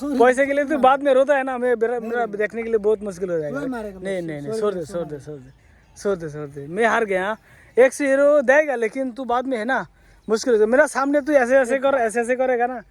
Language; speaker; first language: Hindi; non-native, learner; Bangla